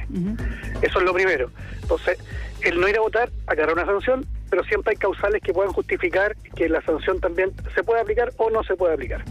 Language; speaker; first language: Spanish; native; Spanish